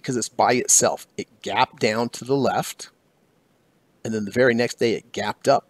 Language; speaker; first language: English; native; English